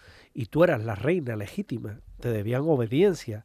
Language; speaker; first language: Spanish; native; Spanish